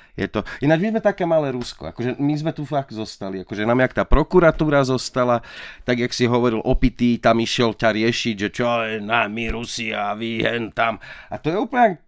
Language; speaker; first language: Slovak; native; Slovak